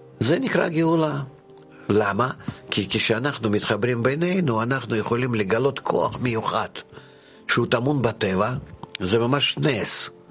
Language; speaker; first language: Hebrew; non-native, fluent; Russian